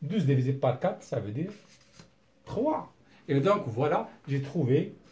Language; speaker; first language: French; non-native, local second language; Arabic